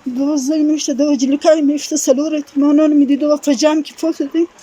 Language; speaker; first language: Pashto; non-native, local second language; Persian